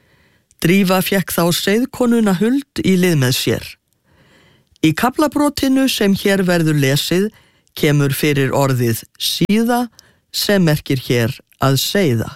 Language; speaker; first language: Icelandic; native; Icelandic